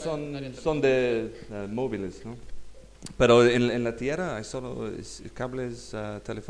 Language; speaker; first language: Spanish; non-native, learner; English